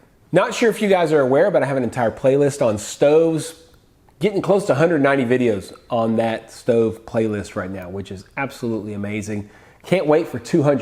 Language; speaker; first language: English; native; English